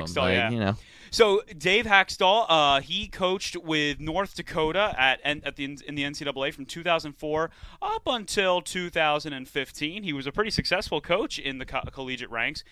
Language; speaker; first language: English; native; English